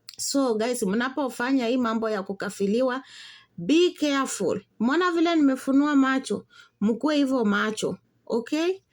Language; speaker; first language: Swahili; non-native, local second language; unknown